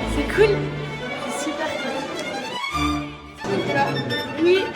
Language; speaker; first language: French; native; French